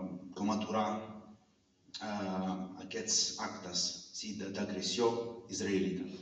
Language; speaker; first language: Catalan; non-native, fluent; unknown